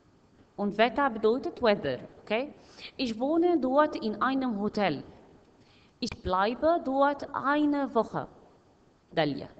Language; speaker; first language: German; non-native, fluent; Arabic